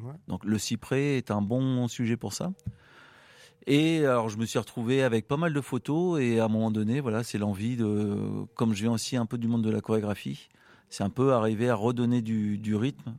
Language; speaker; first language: French; native; French